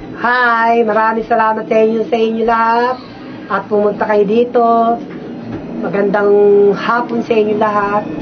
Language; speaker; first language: Filipino; native; Filipino